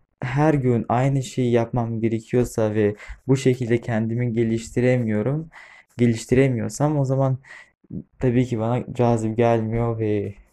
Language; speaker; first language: Turkish; non-native, fluent; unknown